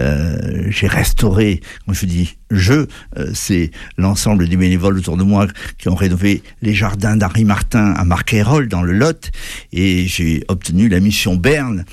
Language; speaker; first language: French; native; French